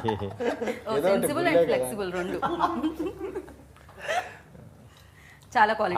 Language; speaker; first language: Telugu; native; Telugu